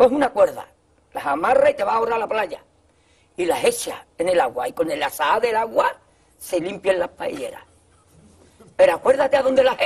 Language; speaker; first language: Spanish; native; Spanish